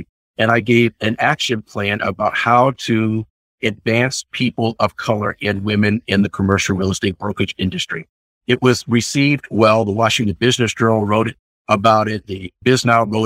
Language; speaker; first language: English; native; English